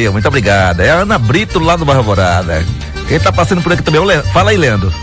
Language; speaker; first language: Portuguese; native; Portuguese